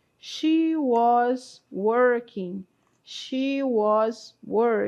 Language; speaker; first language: English; non-native, fluent; Portuguese